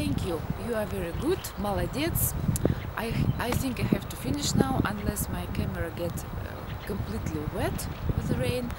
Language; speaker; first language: English; non-native, fluent; Russian